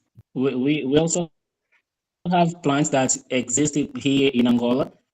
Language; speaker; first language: English; non-native, fluent; Portuguese